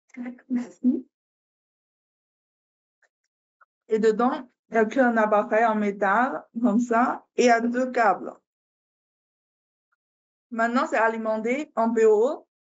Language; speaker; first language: French; non-native, learner; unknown